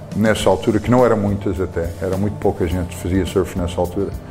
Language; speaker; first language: Portuguese; non-native, fluent; English